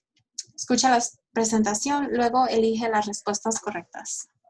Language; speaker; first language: Spanish; early bilingual, heritage; Spanish